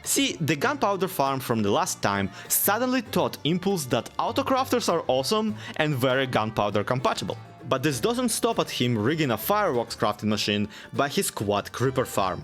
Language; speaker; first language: English; native; English